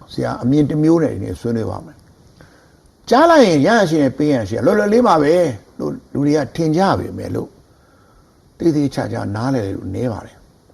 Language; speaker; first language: Burmese; native; Burmese